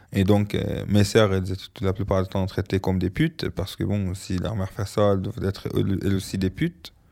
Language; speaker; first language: French; non-native, fluent; Arabic